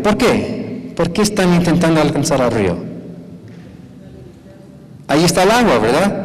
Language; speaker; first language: Spanish; non-native, fluent; English